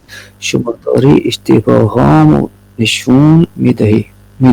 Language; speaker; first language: Persian; non-native, learner; Urdu